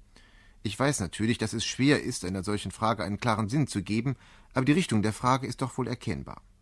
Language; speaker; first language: German; native; German